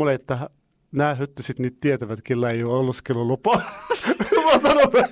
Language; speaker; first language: Finnish; non-native, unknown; Arabic